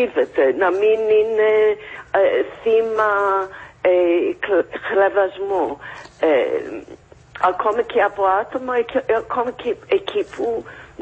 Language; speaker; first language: Greek; non-native, fluent; English